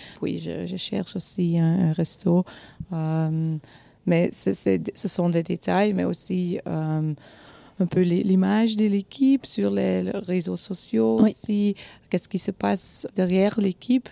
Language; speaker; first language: French; non-native, local second language; Dutch